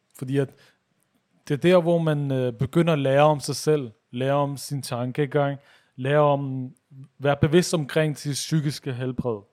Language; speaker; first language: Danish; early bilingual, other home language; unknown